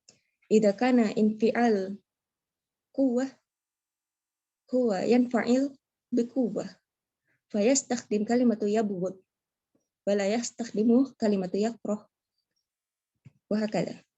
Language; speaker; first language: Arabic; non-native, learner; Indonesian